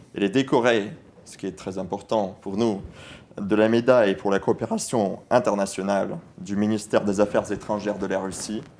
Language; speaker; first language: French; non-native, fluent; Russian